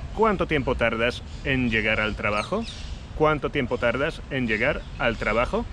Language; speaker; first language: Spanish; non-native, fluent; Polish